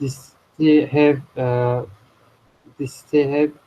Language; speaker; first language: English; non-native, learner; Turkish